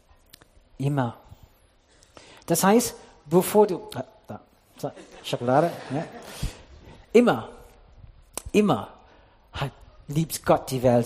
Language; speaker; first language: German; non-native, fluent; English